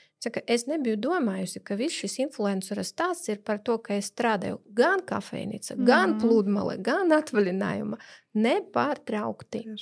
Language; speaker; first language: Latvian; non-native, local second language; Russian